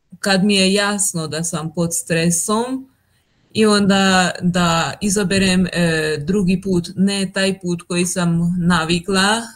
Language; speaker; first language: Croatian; non-native, local second language; Hungarian